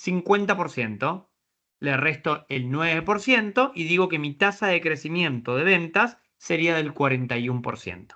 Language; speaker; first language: Spanish; native; Spanish